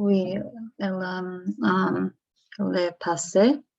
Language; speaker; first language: French; non-native, learner; English